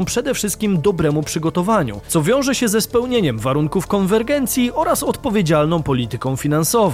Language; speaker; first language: Polish; native; Polish